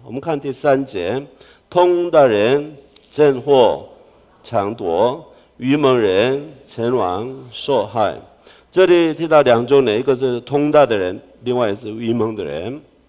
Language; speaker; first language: Chinese; non-native, fluent; Korean